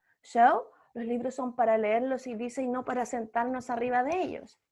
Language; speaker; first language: Spanish; native; Spanish